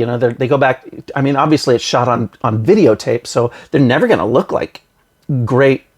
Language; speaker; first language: English; native; English